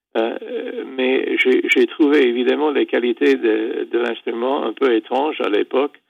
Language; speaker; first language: French; non-native, fluent; English